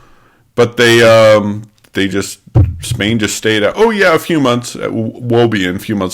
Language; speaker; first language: English; native; English